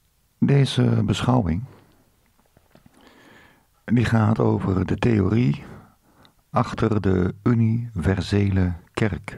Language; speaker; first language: Dutch; native; Dutch